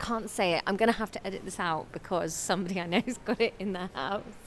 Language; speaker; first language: English; native; English